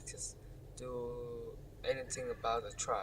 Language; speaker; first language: English; non-native, learner; Vietnamese